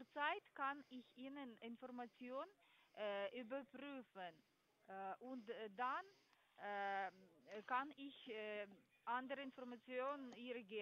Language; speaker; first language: German; non-native, learner; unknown